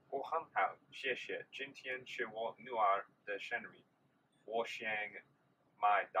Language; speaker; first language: Chinese; non-native, learner; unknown